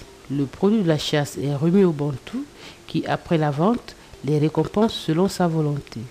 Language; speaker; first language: French; non-native, local second language; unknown